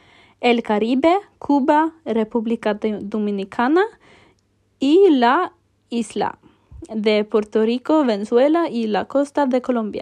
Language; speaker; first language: Spanish; non-native, fluent; Norwegian